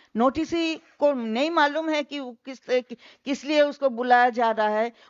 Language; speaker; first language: Hindi; non-native, local second language; Bangla